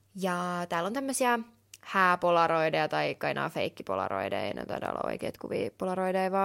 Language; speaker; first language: Finnish; native; Finnish